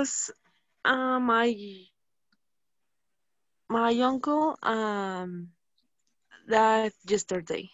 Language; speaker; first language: English; non-native, learner; Spanish